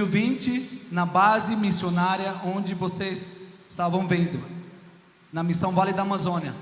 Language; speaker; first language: Portuguese; non-native, local second language; Ticuna